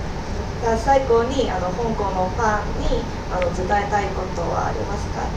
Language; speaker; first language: Japanese; non-native, fluent; Cantonese